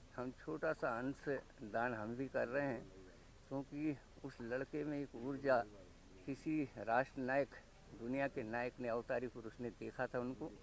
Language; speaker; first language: Hindi; native; Hindi